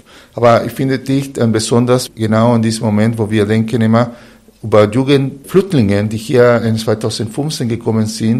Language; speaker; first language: German; non-native, fluent; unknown